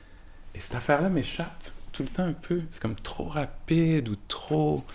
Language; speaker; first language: French; native; French